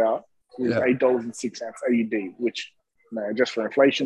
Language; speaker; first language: English; native; English